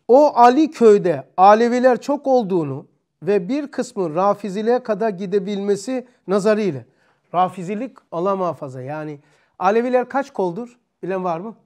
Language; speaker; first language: Turkish; native; Turkish